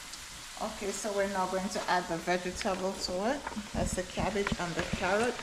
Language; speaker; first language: English; non-native, local second language; Jamaican Creole English